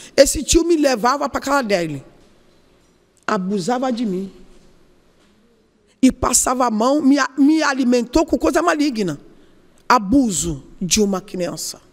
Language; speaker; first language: Portuguese; non-native, learner; Yoruba